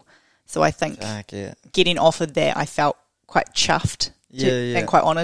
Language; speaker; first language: English; native; English